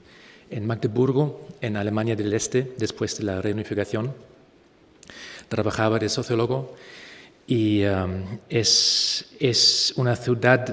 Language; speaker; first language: Spanish; non-native, fluent; German